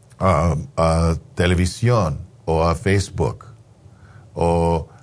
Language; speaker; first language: Spanish; non-native, fluent; English